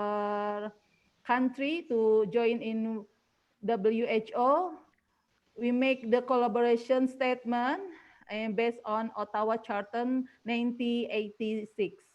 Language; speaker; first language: English; non-native, learner; Indonesian